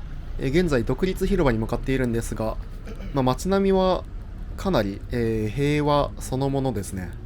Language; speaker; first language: Japanese; native; Japanese